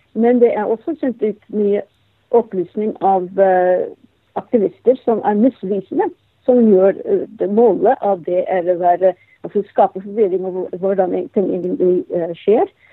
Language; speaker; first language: Norwegian; non-native, fluent; English